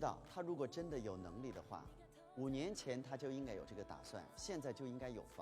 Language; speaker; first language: Chinese; native; Chinese